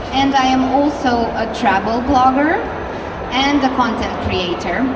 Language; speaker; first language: English; non-native, fluent; Romanian